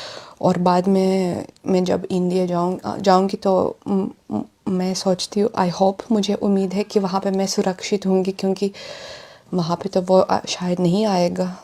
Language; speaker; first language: Hindi; non-native, fluent; Russian